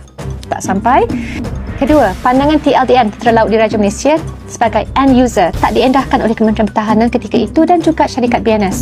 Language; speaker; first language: Malay; native; Malay